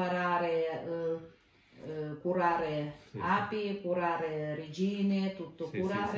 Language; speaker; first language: Italian; non-native, learner; Ukrainian